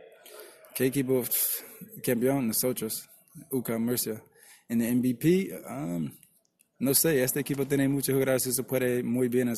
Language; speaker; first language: Spanish; non-native, learner; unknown